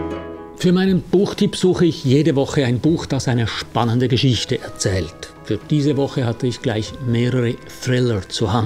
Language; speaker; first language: German; native; German